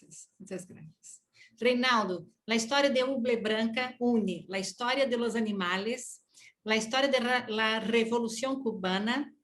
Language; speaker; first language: Spanish; non-native, learner; Portuguese